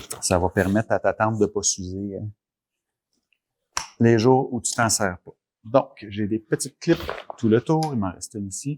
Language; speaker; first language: French; native; French